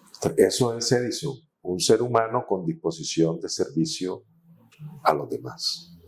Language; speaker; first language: Spanish; native; Spanish